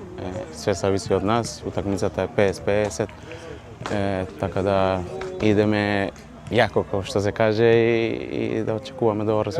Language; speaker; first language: Macedonian; early bilingual, heritage; Macedonian